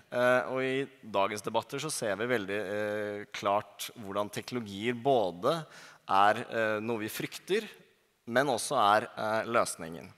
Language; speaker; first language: Norwegian; native; Norwegian